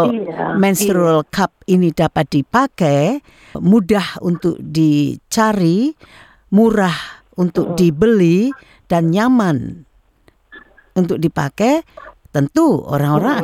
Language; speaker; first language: Indonesian; native; Indonesian